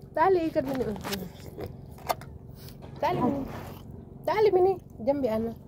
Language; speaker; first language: Arabic; non-native, learner; Filipino